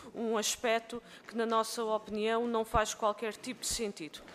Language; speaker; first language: Portuguese; native; Portuguese